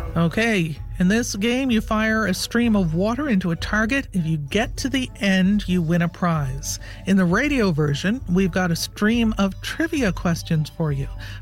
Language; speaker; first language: English; native; English